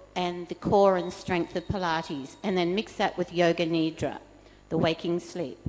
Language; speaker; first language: English; native; English